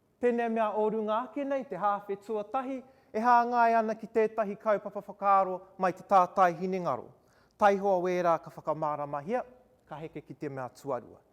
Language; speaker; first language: Māori; non-native, local second language; English